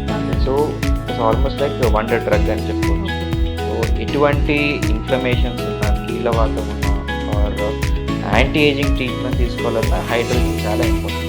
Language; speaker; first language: Telugu; native; Telugu